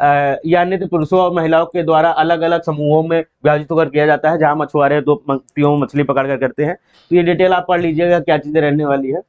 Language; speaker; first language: Hindi; native; Hindi